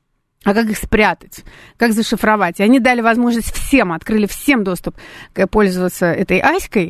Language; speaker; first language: Russian; native; Russian